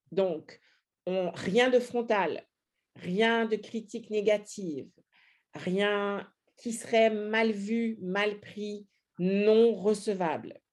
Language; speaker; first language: French; native; French